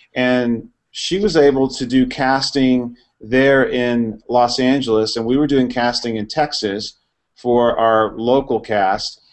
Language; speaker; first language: English; native; English